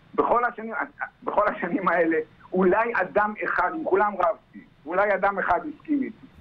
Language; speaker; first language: Hebrew; native; Hebrew